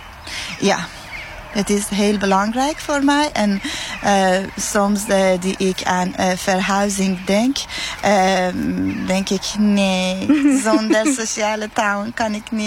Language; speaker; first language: Dutch; non-native, learner; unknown